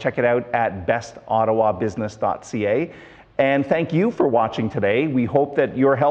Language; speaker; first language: English; native; English